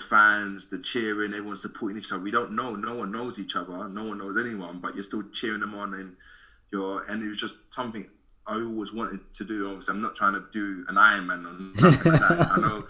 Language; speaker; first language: English; native; English